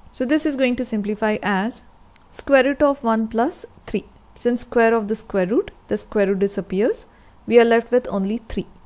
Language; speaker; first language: English; non-native, local second language; Hindi